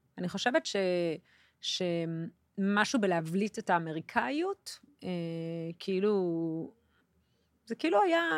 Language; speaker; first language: Hebrew; early bilingual, other home language; English